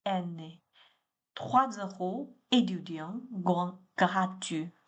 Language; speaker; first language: French; non-native, learner; Chinese